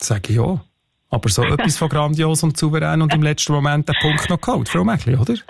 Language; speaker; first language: German; native; German